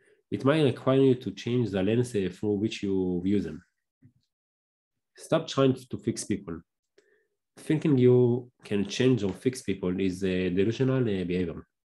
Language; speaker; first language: English; non-native, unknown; Hebrew